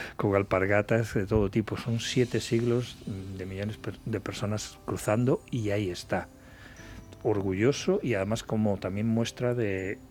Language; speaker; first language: Spanish; native; Spanish